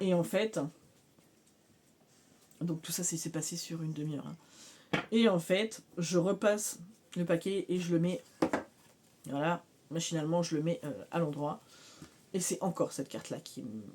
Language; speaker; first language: French; native; French